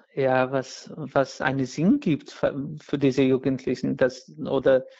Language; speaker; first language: German; non-native, fluent; Portuguese